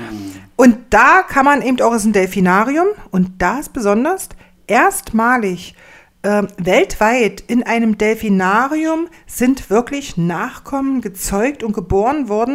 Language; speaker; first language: German; native; German